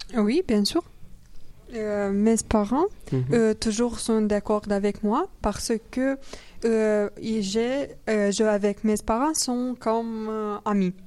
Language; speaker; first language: French; non-native, learner; Romanian